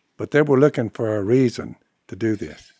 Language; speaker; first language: English; native; English